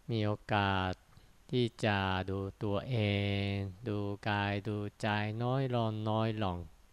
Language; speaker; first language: Thai; non-native, fluent; Japanese